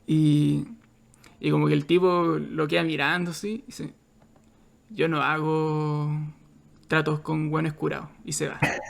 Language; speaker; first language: Spanish; native; Spanish